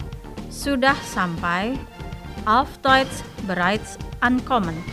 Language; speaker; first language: German; non-native, fluent; Indonesian